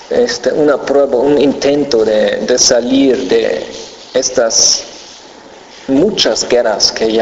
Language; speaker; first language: Spanish; non-native, fluent; German